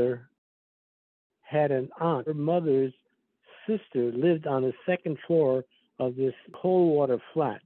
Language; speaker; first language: English; early bilingual, other home language; Slovak